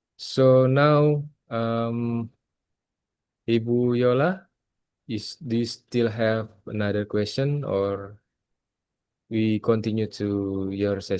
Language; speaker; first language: English; non-native, fluent; Indonesian